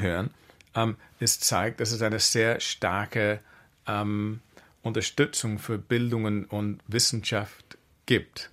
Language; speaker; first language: German; non-native, fluent; English